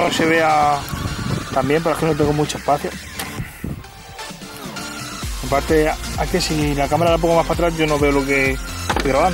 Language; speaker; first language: Spanish; native; Spanish